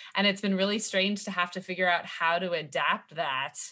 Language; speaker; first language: English; native; English